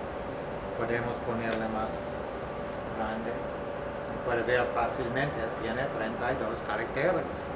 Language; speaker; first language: Spanish; non-native, fluent; English